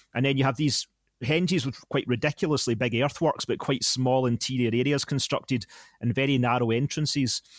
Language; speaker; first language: English; native; English